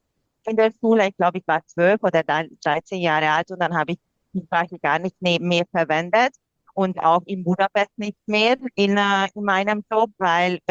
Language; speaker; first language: German; non-native, fluent; Hungarian